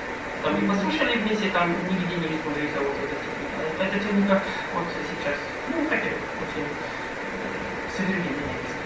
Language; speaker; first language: Russian; non-native, fluent; Arabic